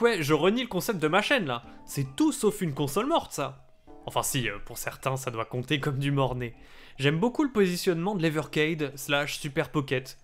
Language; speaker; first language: French; native; French